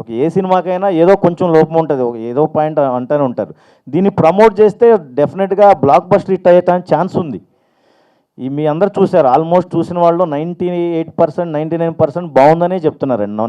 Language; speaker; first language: Telugu; native; Telugu